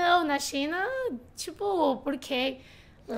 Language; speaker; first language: Portuguese; non-native, fluent; Chinese